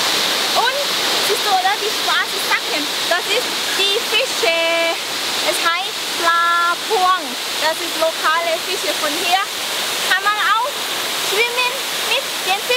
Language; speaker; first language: German; non-native, learner; Thai